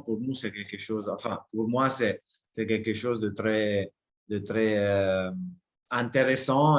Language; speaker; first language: French; non-native, fluent; Italian